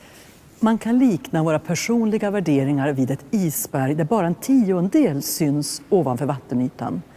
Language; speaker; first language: Swedish; native; Swedish